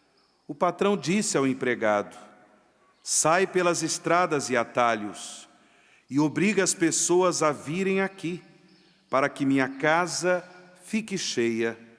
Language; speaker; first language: Portuguese; native; Portuguese